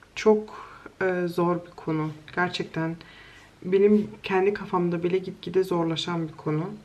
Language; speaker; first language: Turkish; early bilingual, heritage; Turkish